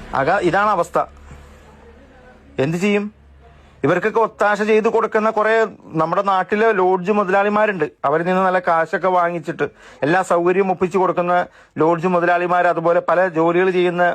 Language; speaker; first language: Malayalam; native; Malayalam